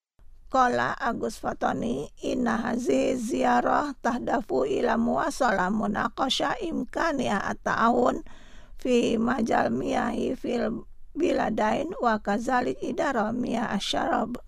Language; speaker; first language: Arabic; non-native, fluent; Indonesian